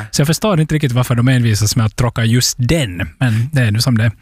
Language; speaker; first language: Swedish; native; Swedish